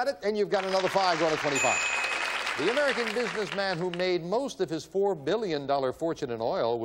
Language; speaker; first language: English; native; English